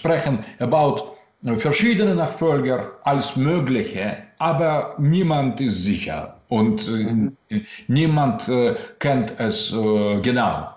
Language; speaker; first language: German; non-native, learner; Russian